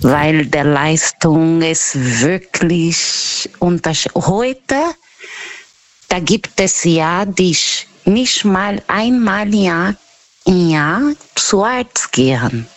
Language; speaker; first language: German; non-native, fluent; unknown